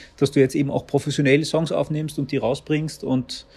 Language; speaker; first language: German; native; German